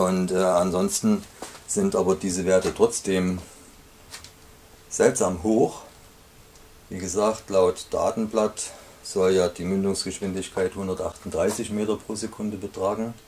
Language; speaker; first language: German; native; German